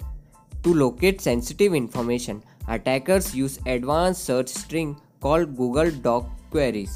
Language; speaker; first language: English; non-native, local second language; Hindi